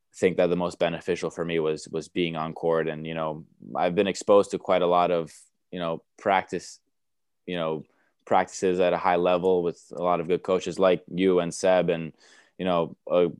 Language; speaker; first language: English; early bilingual, other home language; Romanian